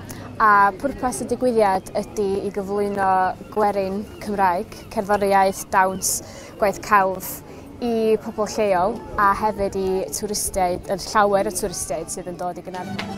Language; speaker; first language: Welsh; native; Welsh